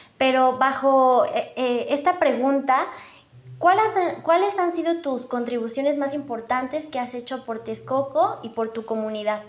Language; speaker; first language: Spanish; native; Spanish